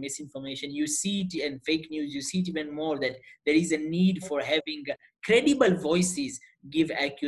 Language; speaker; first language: English; non-native, local second language; Gujarati